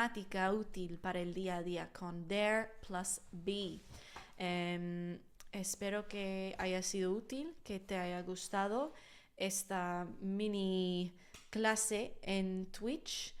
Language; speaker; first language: Spanish; non-native, fluent; English